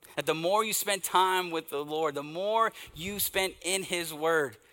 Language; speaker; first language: English; native; English